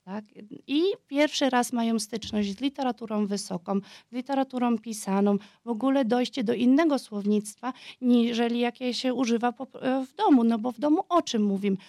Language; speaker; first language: Polish; early bilingual, heritage; Polish